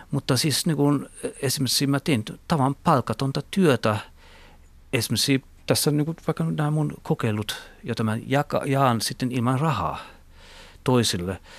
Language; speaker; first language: Finnish; non-native, local second language; Swedish